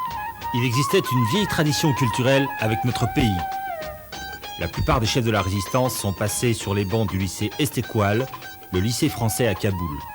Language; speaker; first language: French; native; French